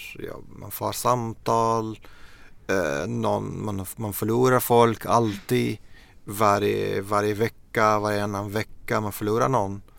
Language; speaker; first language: Swedish; non-native, fluent; Arabic